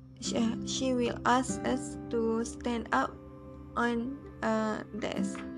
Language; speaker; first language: English; non-native, learner; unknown